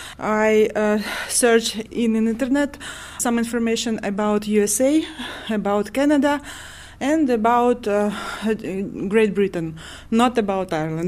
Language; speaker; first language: English; non-native, learner; Ukrainian